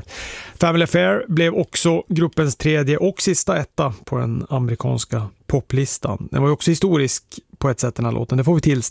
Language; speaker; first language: Swedish; native; Swedish